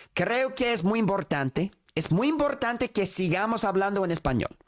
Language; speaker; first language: Spanish; non-native, fluent; English